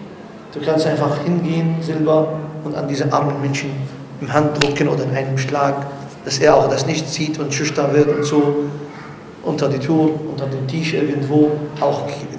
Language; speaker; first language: German; non-native, learner; Arabic